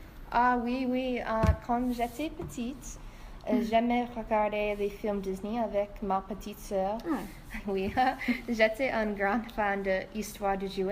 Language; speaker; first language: French; non-native, learner; English